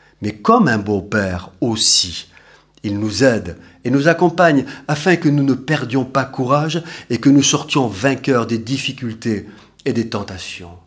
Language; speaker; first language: French; native; French